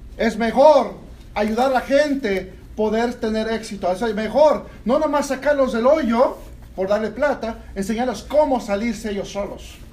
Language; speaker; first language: Spanish; early bilingual, heritage; Spanish